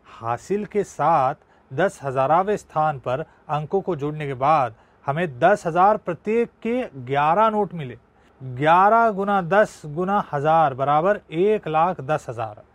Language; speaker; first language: Hindi; non-native, local second language; Marathi